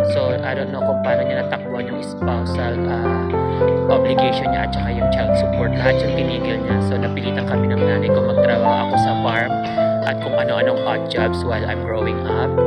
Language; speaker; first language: Filipino; native; Filipino